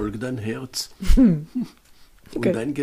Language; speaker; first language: German; non-native, fluent; Hebrew